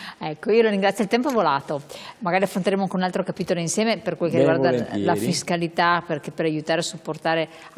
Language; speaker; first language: Italian; native; Italian